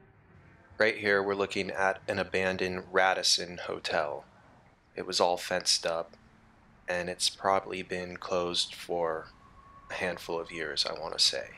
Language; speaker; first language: English; native; English